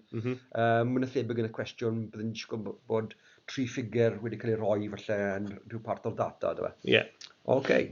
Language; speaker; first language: Welsh; native; Welsh